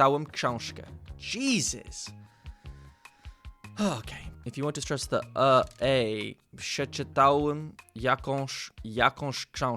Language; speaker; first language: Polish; non-native, learner; English